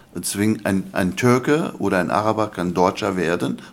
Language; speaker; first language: German; non-native, fluent; Arabic